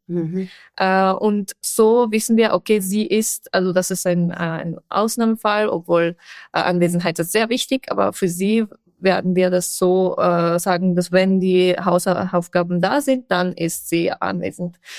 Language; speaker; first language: German; non-native, fluent; Persian